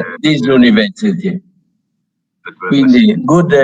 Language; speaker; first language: English; non-native, learner; Italian